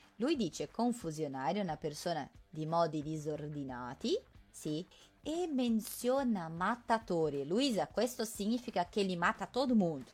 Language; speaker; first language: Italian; non-native, fluent; Portuguese